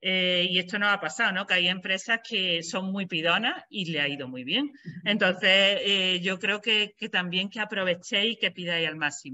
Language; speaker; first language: Spanish; native; Spanish